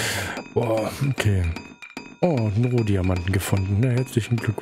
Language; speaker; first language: German; native; German